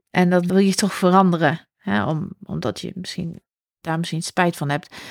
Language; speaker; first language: Dutch; non-native, fluent; English